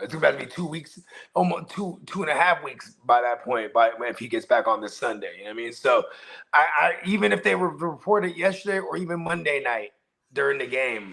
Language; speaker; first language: English; native; English